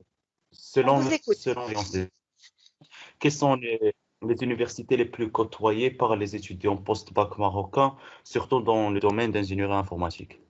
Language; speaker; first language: French; non-native, local second language; Arabic